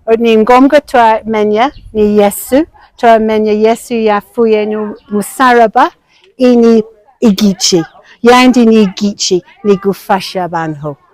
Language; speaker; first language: Kinyarwanda; non-native, learner; English